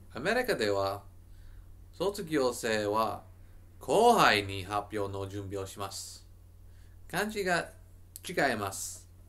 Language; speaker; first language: Japanese; non-native, learner; English